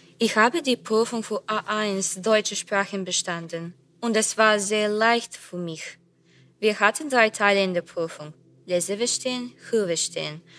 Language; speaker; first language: German; non-native, learner; Serbian